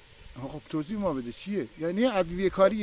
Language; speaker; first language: Persian; native; Persian